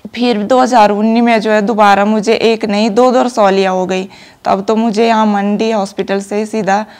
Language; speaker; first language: Hindi; native; Hindi